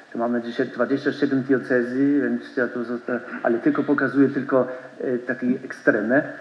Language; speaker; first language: Polish; non-native, learner; German